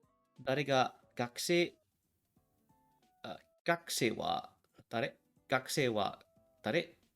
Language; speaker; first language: Japanese; non-native, learner; English